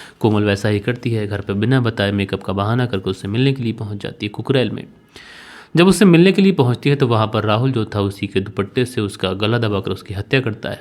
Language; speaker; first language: Hindi; native; Hindi